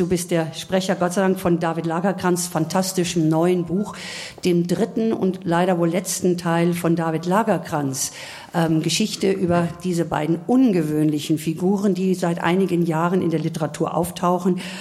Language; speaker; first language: German; native; German